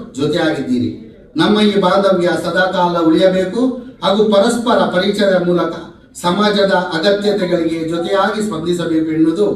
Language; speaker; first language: Kannada; non-native, local second language; Konkani